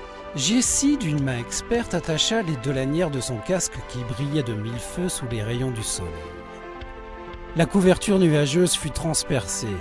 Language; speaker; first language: French; native; French